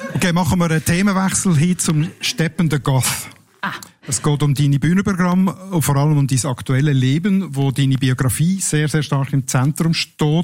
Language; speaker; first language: German; native; German